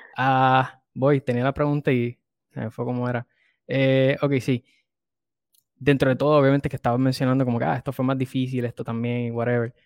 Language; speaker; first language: Spanish; native; Spanish